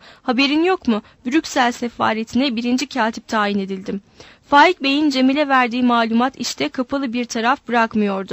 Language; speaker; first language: Turkish; native; Turkish